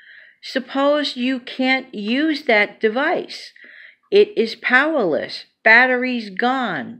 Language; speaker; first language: English; native; English